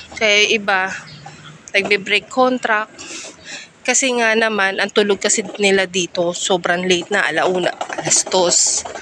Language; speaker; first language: Filipino; native; Filipino